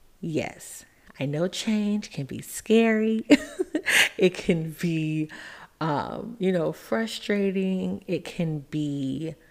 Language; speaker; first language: English; native; English